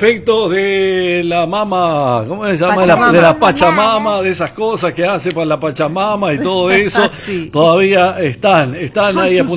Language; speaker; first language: Spanish; native; Spanish